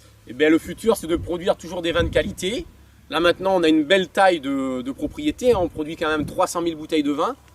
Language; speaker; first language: French; native; French